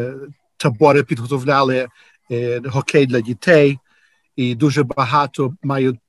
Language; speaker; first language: Ukrainian; early bilingual, heritage; Ukrainian